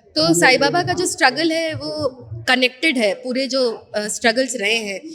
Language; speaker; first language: Hindi; native; Hindi